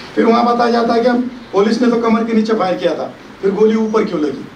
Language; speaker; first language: Hindi; non-native, local second language; Marathi